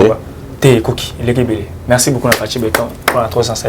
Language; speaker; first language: French; non-native, local second language; Lingala